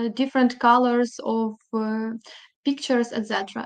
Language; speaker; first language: English; non-native, fluent; Ukrainian